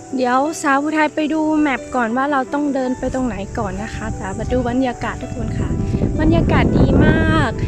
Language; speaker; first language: Thai; native; Thai